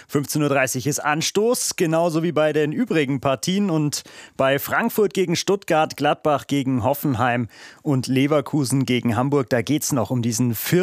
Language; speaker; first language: German; native; German